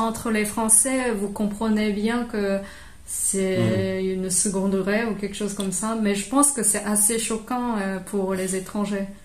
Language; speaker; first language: French; non-native, fluent; Japanese